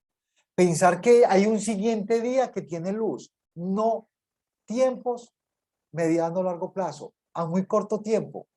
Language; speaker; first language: Spanish; native; Spanish